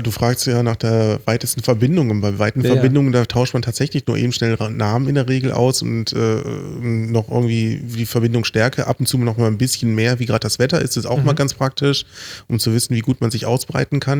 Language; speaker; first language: German; native; German